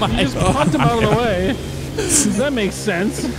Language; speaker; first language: English; native; English